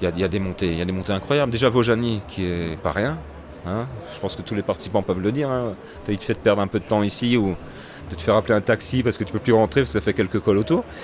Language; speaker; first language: French; native; French